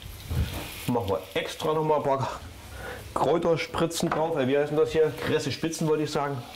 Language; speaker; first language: German; native; German